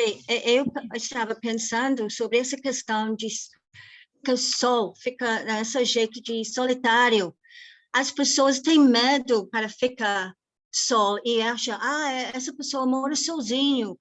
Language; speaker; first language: Portuguese; non-native, fluent; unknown